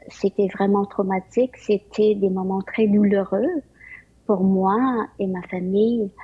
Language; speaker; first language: French; early bilingual, other home language; Vietnamese